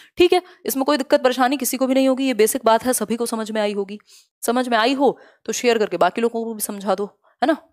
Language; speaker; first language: Hindi; native; Hindi